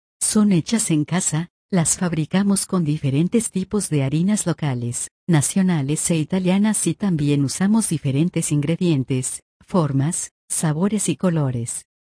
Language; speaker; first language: Spanish; native; Spanish